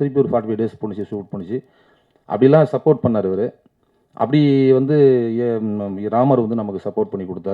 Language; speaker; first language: Tamil; native; Tamil